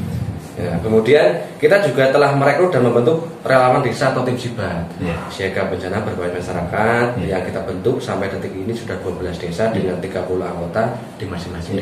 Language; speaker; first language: Indonesian; native; Indonesian